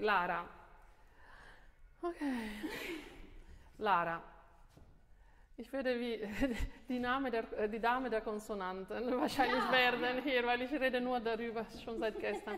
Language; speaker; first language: German; non-native, fluent; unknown